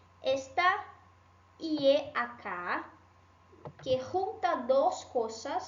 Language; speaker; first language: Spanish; non-native, fluent; Portuguese